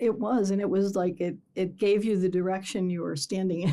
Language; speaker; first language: English; native; English